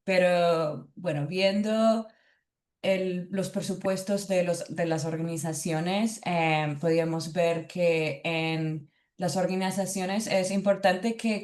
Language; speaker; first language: Spanish; early bilingual, heritage; Spanish